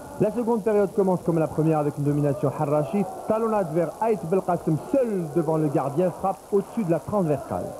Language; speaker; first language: French; non-native, local second language; Arabic